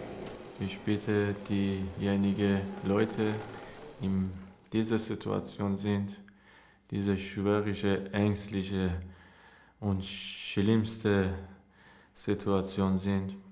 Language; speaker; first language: German; non-native, learner; Persian